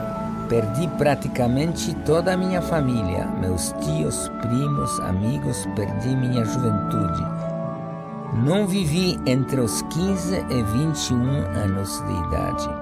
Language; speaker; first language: Portuguese; non-native, fluent; Polish